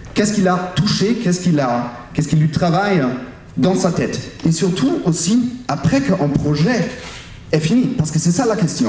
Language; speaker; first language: French; non-native, fluent; German